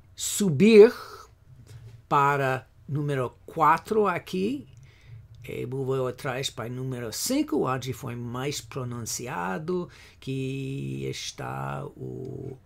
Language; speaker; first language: Portuguese; non-native, fluent; English